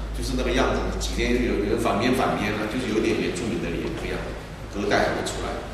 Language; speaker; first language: Chinese; native; Chinese